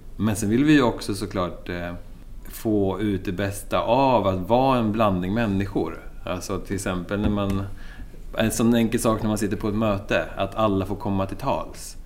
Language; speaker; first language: Swedish; native; Swedish